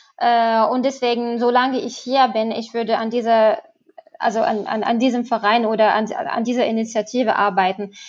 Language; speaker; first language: German; non-native, fluent; Arabic